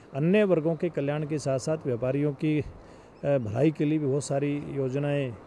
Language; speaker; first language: Hindi; native; Hindi